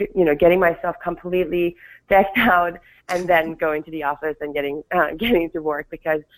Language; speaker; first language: English; non-native, fluent; Persian